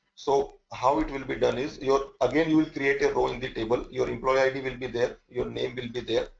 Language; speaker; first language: English; non-native, local second language; Hindi